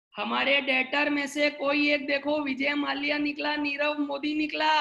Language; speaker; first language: Hindi; non-native, local second language; Gujarati